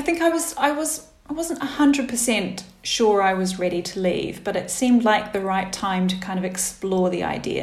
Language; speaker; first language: English; native; English